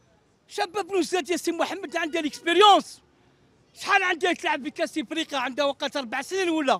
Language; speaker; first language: Arabic; native; Arabic